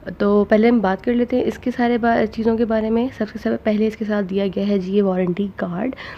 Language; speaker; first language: Urdu; non-native, local second language; Punjabi